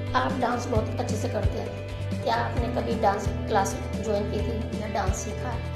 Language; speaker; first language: Hindi; native; Hindi